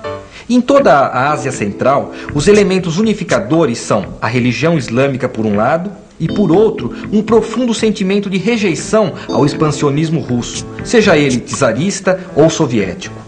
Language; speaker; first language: Portuguese; native; Portuguese